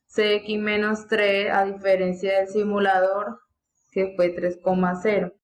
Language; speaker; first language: Spanish; native; Spanish